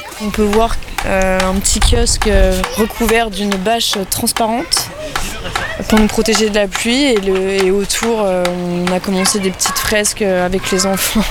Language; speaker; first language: French; native; French